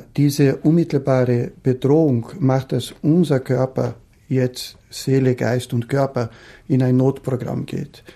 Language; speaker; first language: German; non-native, fluent; Portuguese